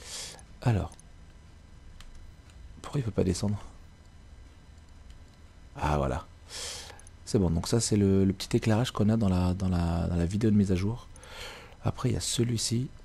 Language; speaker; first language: French; native; French